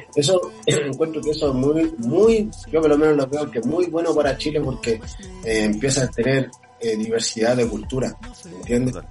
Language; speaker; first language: Spanish; non-native, fluent; Portuguese